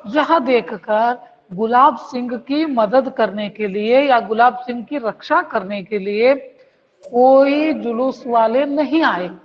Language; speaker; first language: Hindi; non-native, local second language; Kannada